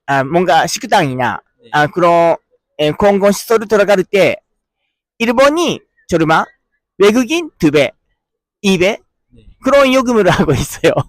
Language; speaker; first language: Korean; non-native, learner; Japanese